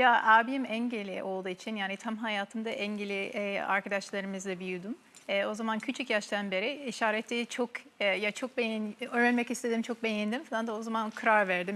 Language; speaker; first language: Turkish; non-native, fluent; English